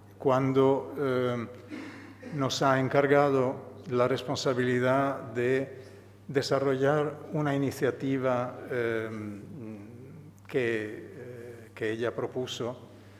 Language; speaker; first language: Spanish; non-native, fluent; Italian